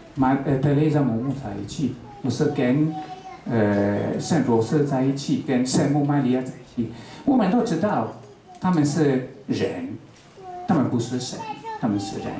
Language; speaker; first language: Chinese; non-native, fluent; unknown